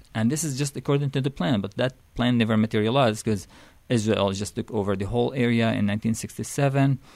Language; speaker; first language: English; non-native, fluent; Arabic